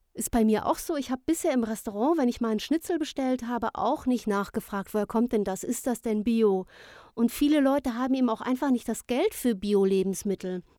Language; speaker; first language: German; native; German